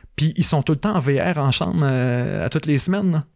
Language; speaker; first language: French; native; French